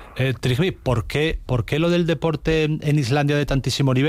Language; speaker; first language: Spanish; native; Spanish